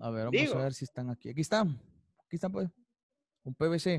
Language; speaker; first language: Spanish; native; Spanish